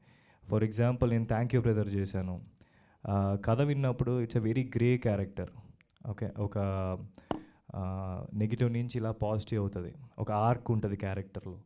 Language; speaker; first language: Telugu; native; Telugu